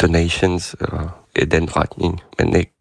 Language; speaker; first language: Danish; non-native, fluent; Ukrainian